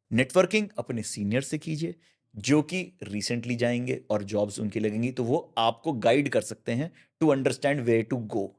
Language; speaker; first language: Hindi; native; Hindi